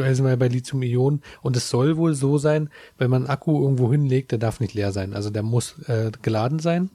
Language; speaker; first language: German; native; German